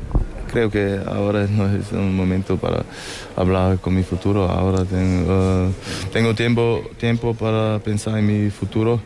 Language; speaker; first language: Spanish; non-native, fluent; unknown